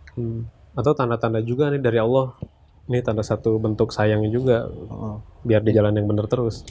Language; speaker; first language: Indonesian; native; Indonesian